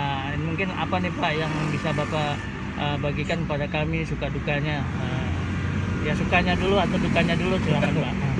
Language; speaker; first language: Indonesian; native; Indonesian